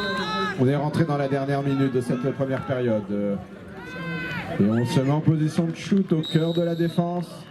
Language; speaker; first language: French; native; French